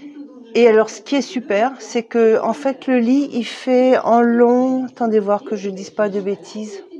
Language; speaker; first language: French; native; French